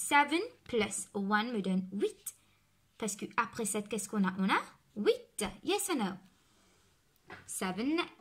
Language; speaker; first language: French; non-native, local second language; Morisyen